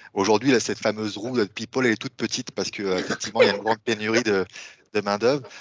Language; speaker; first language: French; native; French